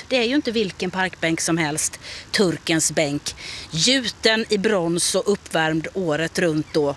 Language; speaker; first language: Swedish; native; Swedish